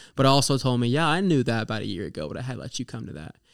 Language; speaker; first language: English; native; English